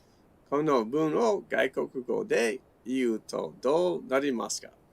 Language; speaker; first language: Japanese; non-native, learner; English